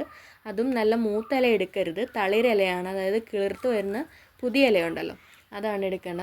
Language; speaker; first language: Malayalam; native; Malayalam